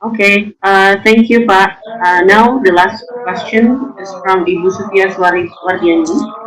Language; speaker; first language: English; non-native, fluent; Indonesian